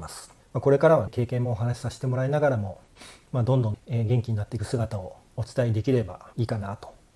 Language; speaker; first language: Japanese; native; Japanese